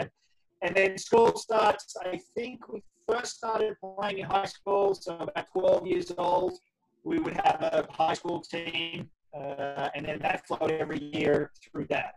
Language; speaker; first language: English; native; English